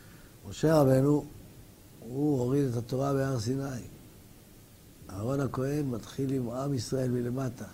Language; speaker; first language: Hebrew; native; Hebrew